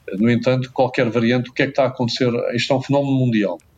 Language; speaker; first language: Portuguese; native; Portuguese